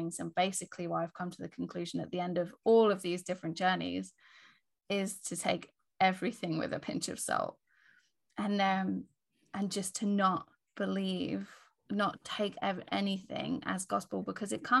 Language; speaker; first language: English; native; English